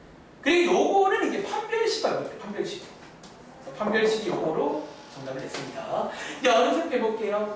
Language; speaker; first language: Korean; native; Korean